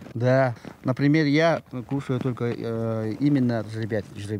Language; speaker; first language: Russian; non-native, local second language; Yakut